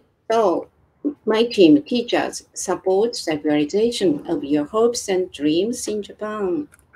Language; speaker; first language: English; non-native, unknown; Japanese